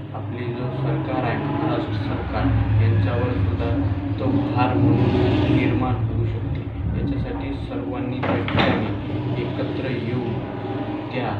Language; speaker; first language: Marathi; non-native, local second language; Lambadi